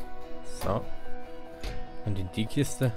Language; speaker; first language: German; native; German